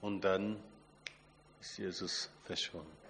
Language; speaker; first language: German; non-native, fluent; Portuguese